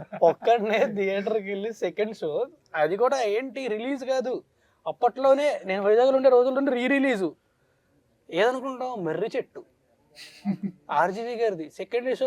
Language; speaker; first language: Telugu; native; Telugu